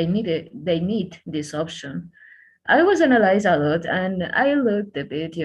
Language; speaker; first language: English; non-native, learner; Spanish